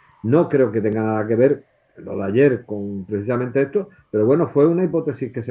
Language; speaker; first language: Spanish; native; Spanish